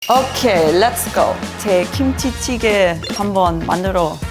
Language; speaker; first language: Korean; non-native, learner; German